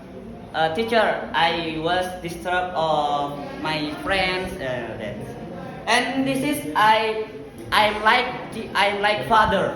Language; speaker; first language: English; non-native, learner; Indonesian